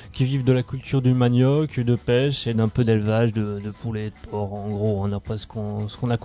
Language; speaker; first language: French; native; French